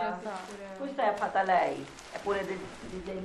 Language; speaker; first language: Italian; non-native, learner; Urdu